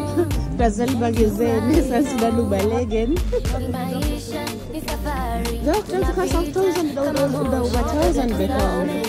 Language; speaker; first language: German; non-native, learner; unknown